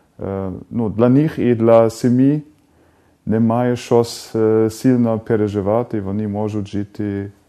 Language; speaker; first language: Ukrainian; non-native, fluent; German